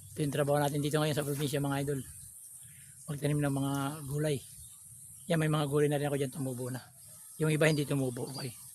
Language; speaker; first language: Filipino; non-native, local second language; Pangasinan